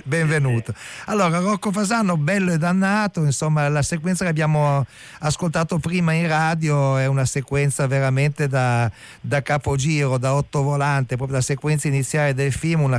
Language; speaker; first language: Italian; native; Italian